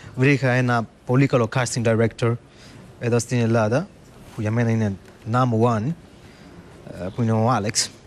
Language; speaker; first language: Greek; non-native, learner; Italian